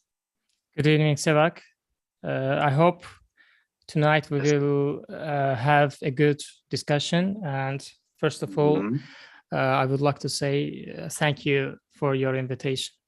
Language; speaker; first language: English; non-native, learner; Azerbaijani